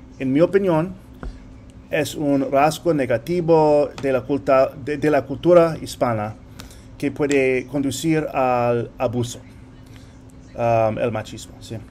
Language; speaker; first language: Spanish; early bilingual, heritage; English